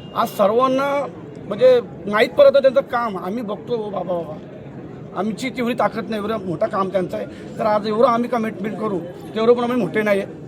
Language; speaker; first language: Marathi; native; Marathi